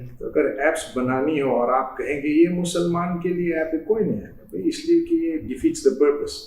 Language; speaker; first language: Urdu; non-native, fluent; English